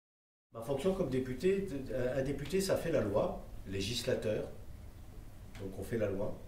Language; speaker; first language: French; native; French